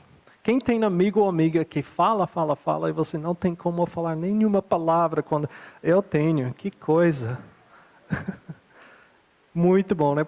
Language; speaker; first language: Portuguese; non-native, fluent; English